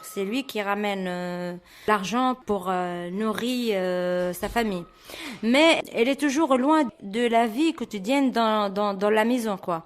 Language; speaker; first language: French; non-native, fluent; Arabic